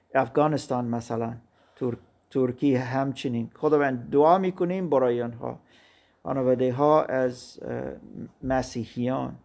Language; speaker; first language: Persian; non-native, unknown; German